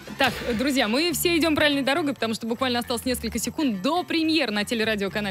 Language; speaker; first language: Russian; native; Russian